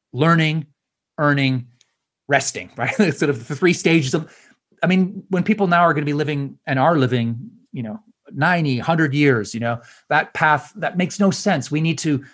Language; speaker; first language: English; native; English